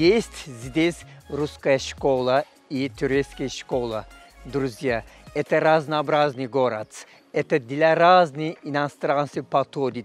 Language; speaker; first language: Russian; non-native, learner; Turkish